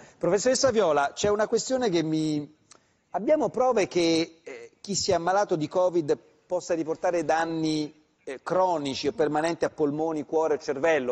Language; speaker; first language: Italian; native; Italian